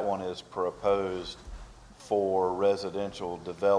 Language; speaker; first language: English; native; English